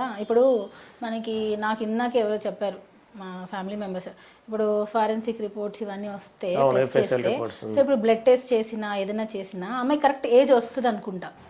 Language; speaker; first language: Telugu; native; Telugu